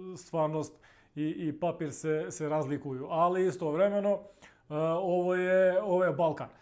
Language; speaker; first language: Serbian; non-native, local second language; Albanian